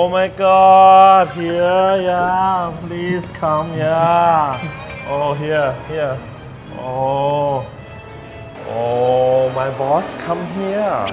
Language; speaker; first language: English; non-native, learner; Thai